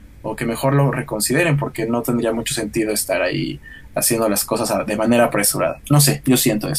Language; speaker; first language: Spanish; native; Spanish